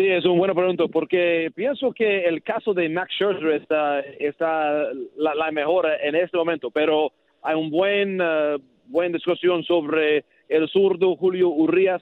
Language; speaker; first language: Spanish; non-native, learner; English